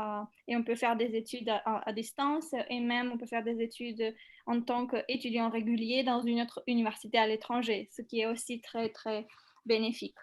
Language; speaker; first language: French; non-native, fluent; Macedonian